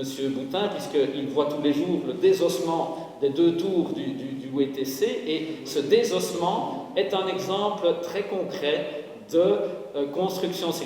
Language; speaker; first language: French; native; French